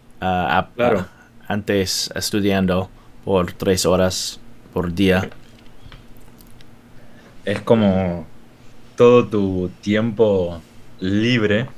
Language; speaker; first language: Spanish; non-native, learner; English